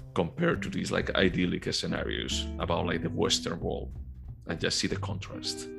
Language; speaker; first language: English; non-native, fluent; Galician